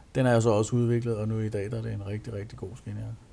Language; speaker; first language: Danish; native; Danish